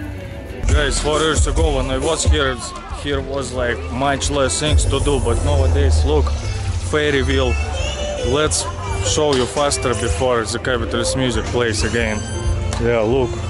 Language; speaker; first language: English; non-native, fluent; Russian